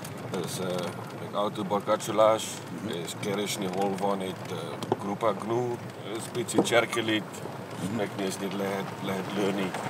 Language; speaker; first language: Hungarian; non-native, learner; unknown